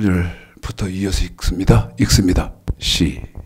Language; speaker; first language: Korean; native; Korean